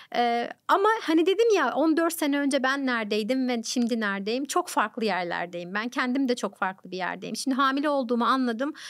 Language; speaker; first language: Turkish; native; Turkish